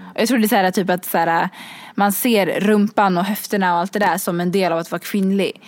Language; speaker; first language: Swedish; early bilingual, other home language; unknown